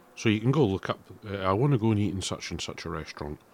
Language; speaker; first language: English; native; English